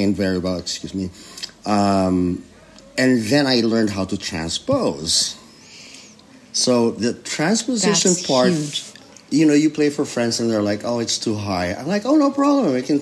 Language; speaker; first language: English; non-native, local second language; Filipino